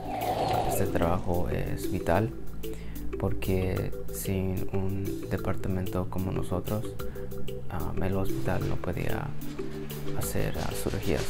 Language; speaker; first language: Spanish; early bilingual, heritage; Spanish